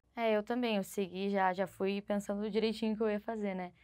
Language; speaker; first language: Portuguese; native; Portuguese